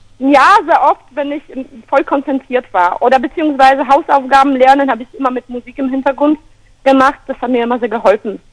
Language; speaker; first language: German; non-native, fluent; Polish